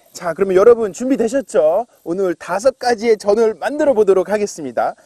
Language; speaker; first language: Korean; non-native, fluent; English